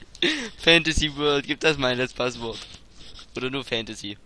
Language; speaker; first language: German; native; German